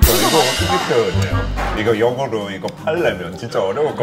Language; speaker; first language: Korean; non-native, fluent; English